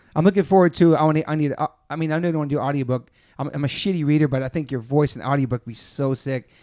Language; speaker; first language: English; native; English